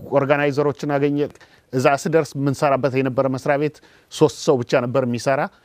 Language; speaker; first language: Amharic; native; Amharic